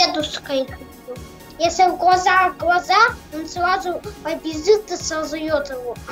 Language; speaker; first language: Russian; native; Russian